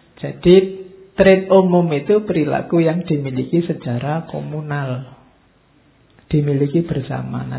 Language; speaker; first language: Indonesian; non-native, local second language; Javanese